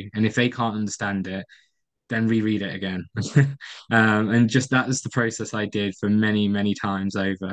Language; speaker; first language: English; native; English